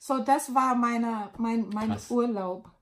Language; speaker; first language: German; non-native, learner; English